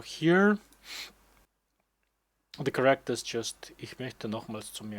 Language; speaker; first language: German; non-native, learner; English